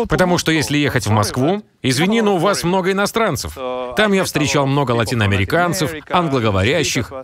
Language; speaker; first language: Russian; non-native, fluent; Spanish